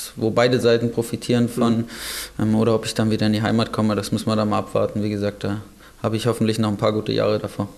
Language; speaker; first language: German; native; German